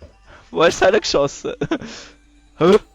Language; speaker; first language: German; native; German